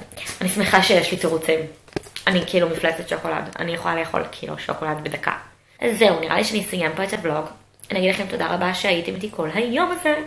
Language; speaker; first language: Hebrew; native; Hebrew